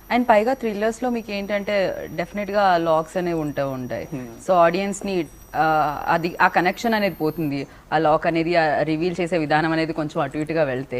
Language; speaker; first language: Telugu; native; Telugu